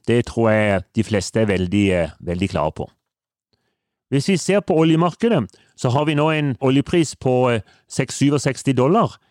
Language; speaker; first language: Norwegian; native; Norwegian